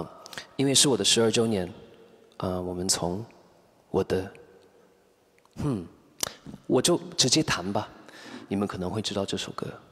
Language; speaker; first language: Chinese; non-native, fluent; English